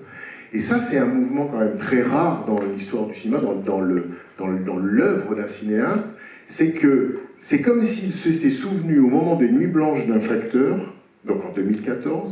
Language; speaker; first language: French; native; French